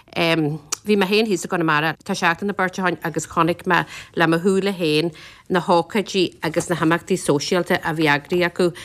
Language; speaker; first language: Irish; native; Irish